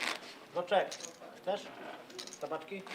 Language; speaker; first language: Polish; native; Polish